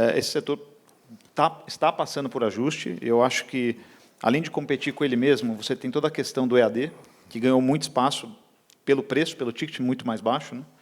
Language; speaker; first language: Portuguese; native; Portuguese